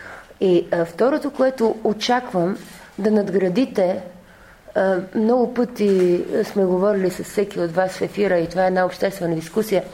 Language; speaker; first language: Bulgarian; native; Bulgarian